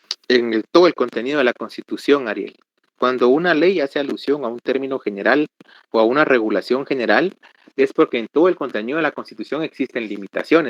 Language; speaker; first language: Spanish; native; Spanish